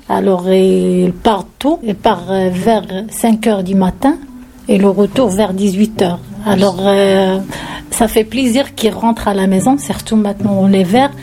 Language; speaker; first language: French; non-native, local second language; Arabic